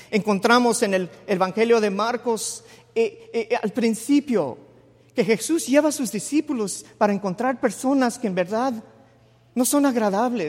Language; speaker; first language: Spanish; early bilingual, heritage; Spanish